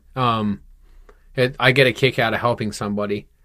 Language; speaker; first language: English; native; English